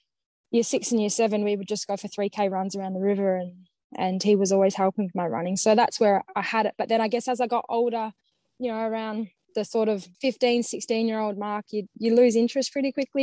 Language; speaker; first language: English; native; English